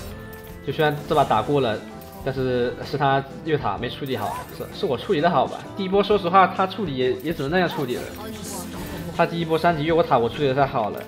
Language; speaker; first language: Chinese; native; Chinese